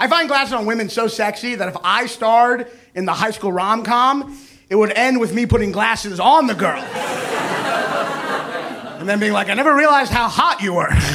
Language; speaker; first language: English; native; English